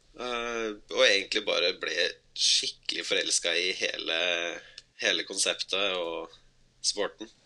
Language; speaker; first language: Norwegian; early bilingual, other home language; Spanish